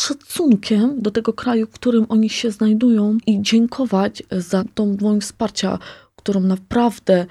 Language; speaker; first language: Polish; non-native, fluent; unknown